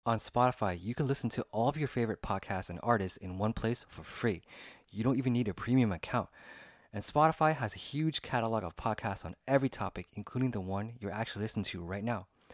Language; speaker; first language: English; early bilingual, other home language; Vietnamese